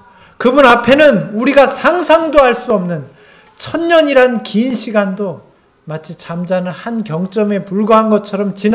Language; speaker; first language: Korean; native; Korean